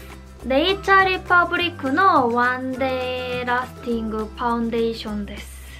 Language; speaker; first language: Japanese; non-native, fluent; Korean